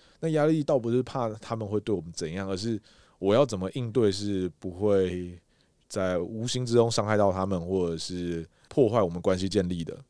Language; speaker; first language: Chinese; native; Chinese